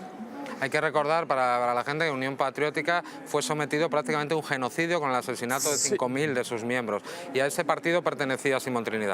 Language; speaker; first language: Spanish; native; Spanish